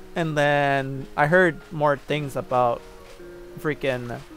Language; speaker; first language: English; early bilingual, other home language; Spanish